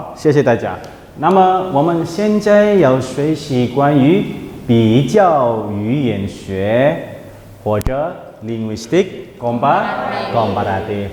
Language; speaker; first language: Chinese; non-native, fluent; Indonesian